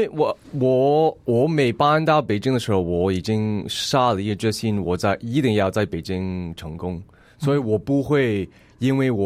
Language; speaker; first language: Chinese; early bilingual, heritage; English